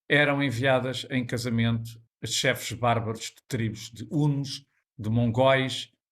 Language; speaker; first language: Portuguese; native; Portuguese